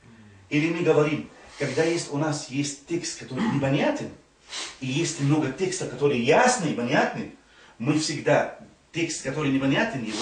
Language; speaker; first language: Russian; non-native, fluent; Arabic